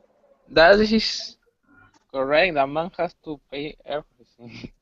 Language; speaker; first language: English; non-native, learner; Spanish